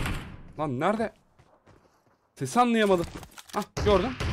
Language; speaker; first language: Turkish; native; Turkish